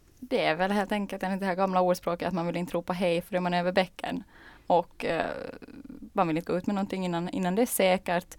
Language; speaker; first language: Swedish; native; Swedish